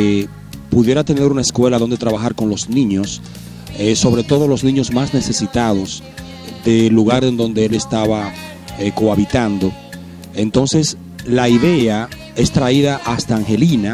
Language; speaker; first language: Spanish; native; Spanish